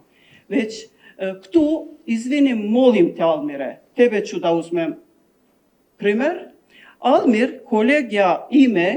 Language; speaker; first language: Albanian; non-native, local second language; Turkish